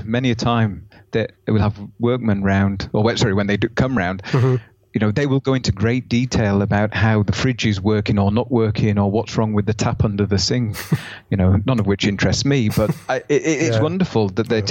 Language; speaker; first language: English; native; English